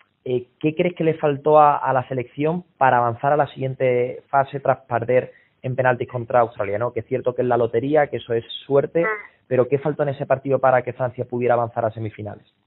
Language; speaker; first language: Spanish; native; Spanish